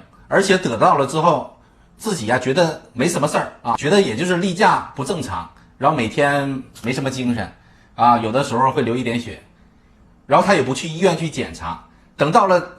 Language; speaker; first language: Chinese; native; Chinese